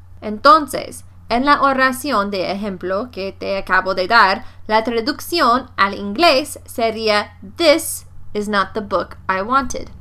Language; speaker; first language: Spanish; non-native, fluent; English